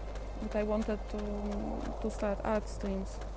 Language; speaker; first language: English; non-native, fluent; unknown